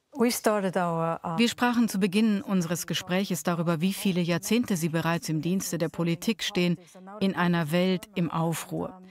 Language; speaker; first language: German; native; German